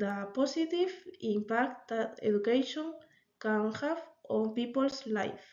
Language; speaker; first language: English; non-native, learner; Spanish